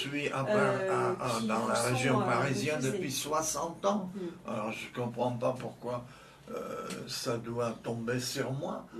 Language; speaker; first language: French; non-native, fluent; Czech